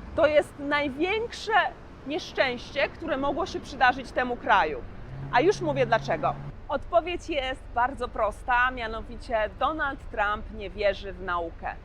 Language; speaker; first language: Polish; native; Polish